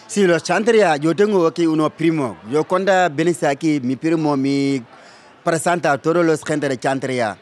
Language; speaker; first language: Spanish; non-native, learner; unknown